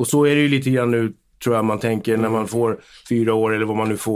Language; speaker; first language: Swedish; native; Swedish